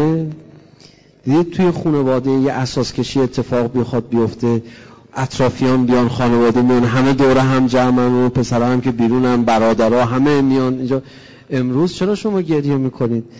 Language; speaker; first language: Persian; native; Persian